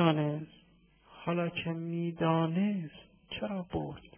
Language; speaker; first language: Persian; native; Persian